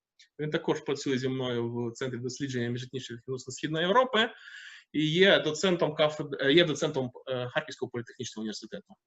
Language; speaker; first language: Ukrainian; native; Ukrainian